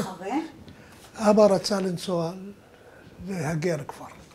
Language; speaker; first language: Hebrew; non-native, fluent; Arabic